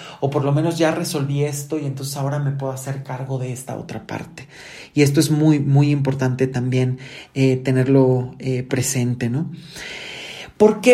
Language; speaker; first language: Spanish; native; Spanish